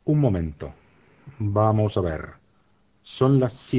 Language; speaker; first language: Spanish; non-native, fluent; Finnish